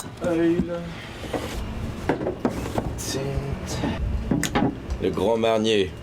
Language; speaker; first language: German; non-native, learner; French